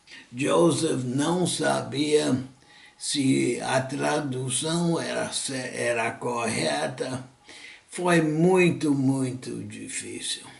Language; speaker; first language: Portuguese; non-native, fluent; English